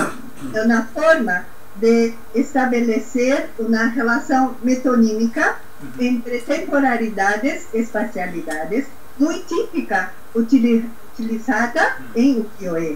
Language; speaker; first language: Spanish; non-native, learner; Portuguese